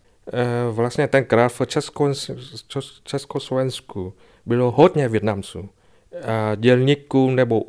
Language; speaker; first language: Czech; non-native, fluent; Vietnamese